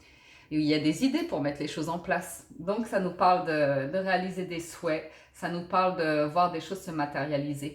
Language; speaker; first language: French; native; French